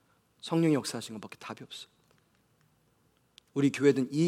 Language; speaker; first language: Korean; native; Korean